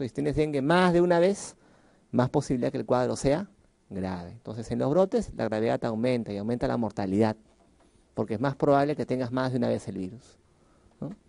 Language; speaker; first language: Spanish; native; Spanish